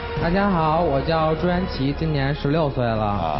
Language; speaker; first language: Chinese; native; Chinese